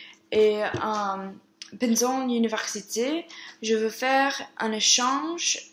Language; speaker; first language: French; non-native, learner; English